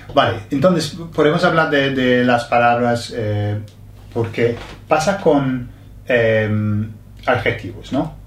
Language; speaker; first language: Spanish; non-native, learner; English